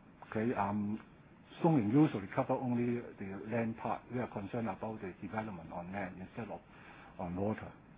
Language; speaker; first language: English; non-native, local second language; Cantonese